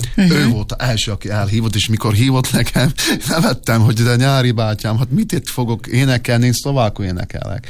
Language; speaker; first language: Hungarian; non-native, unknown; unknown